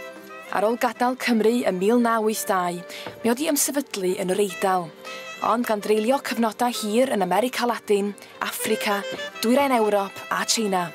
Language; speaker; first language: Welsh; native; Welsh